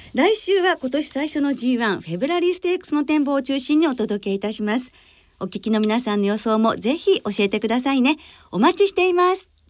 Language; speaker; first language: Japanese; native; Japanese